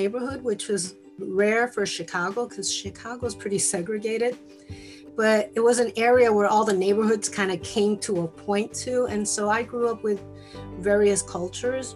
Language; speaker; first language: English; early bilingual, other home language; Spanish